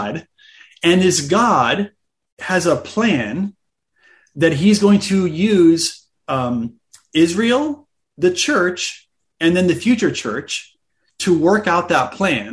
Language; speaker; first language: English; native; English